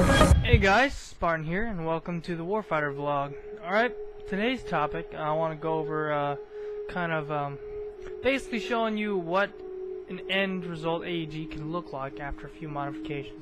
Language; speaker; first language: English; native; English